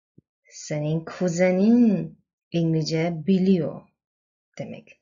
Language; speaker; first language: Turkish; non-native, learner; Chinese